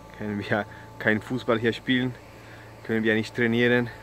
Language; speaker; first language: German; non-native, learner; Spanish